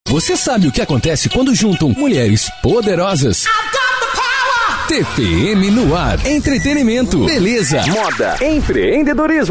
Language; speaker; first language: Portuguese; native; Portuguese